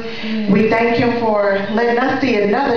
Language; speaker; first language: English; native; English